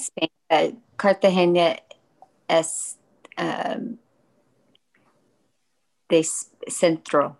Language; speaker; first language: Spanish; non-native, learner; English